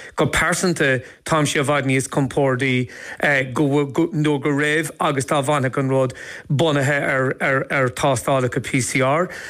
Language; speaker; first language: Irish; non-native, local second language; English